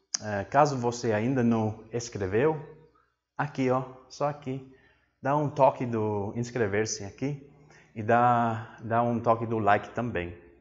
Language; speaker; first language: Portuguese; non-native, fluent; English